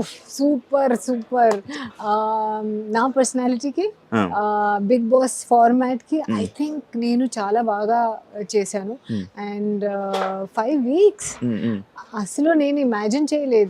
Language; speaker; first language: Telugu; non-native, learner; Hindi